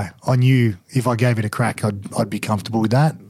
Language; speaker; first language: English; native; English